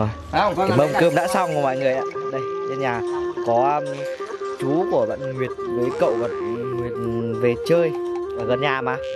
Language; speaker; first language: Vietnamese; native; Vietnamese